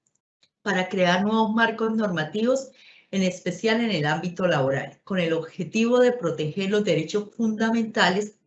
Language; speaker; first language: Spanish; native; Spanish